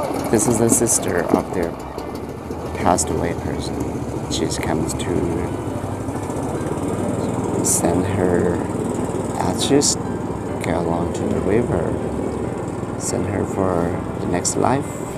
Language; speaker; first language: English; non-native, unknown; Thai